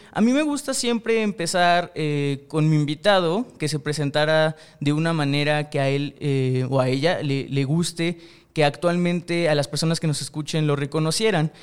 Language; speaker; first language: Spanish; native; Spanish